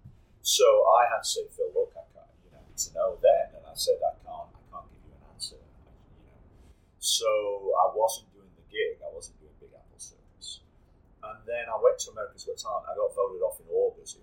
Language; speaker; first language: English; native; English